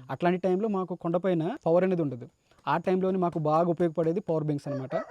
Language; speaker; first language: Telugu; native; Telugu